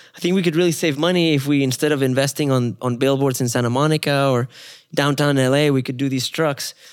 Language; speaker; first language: English; non-native, fluent; Spanish